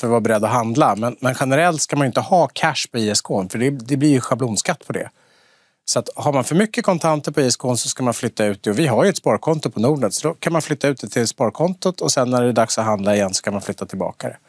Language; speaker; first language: Swedish; native; Swedish